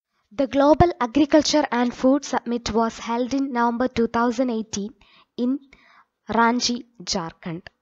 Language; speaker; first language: English; non-native, local second language; Malayalam